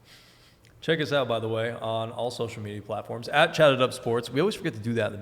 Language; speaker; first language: English; native; English